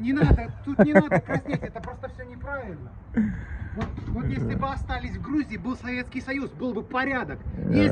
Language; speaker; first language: Russian; native; Russian